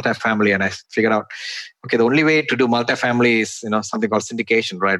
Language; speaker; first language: English; non-native, local second language; Tamil